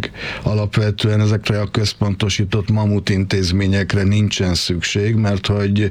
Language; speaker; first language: Hungarian; native; Hungarian